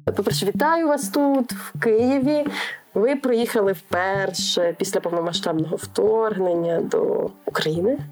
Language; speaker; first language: Ukrainian; native; Ukrainian